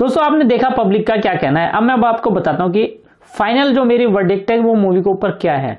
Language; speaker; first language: Hindi; native; Hindi